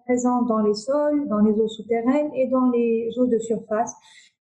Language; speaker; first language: French; non-native, local second language; Arabic